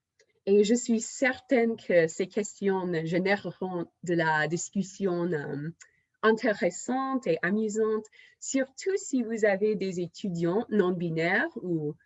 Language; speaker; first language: French; non-native, fluent; English